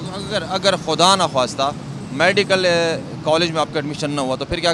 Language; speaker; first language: Urdu; native; Urdu